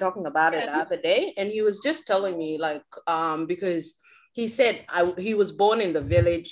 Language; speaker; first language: English; native; English